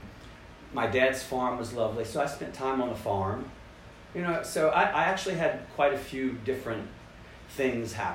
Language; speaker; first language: English; native; English